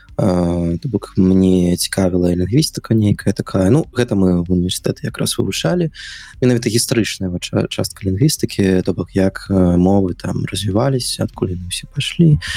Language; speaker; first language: Belarusian; non-native, local second language; Russian